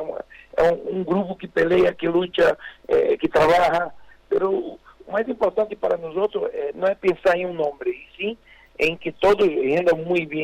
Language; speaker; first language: Spanish; non-native, fluent; Portuguese